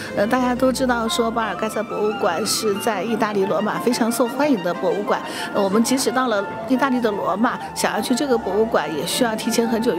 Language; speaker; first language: Chinese; native; Chinese